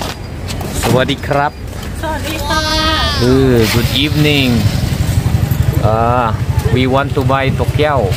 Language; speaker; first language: English; non-native, learner; Filipino